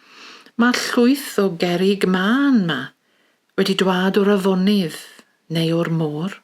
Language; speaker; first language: Welsh; native; Welsh